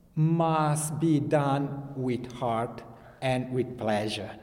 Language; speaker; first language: English; non-native, learner; Romanian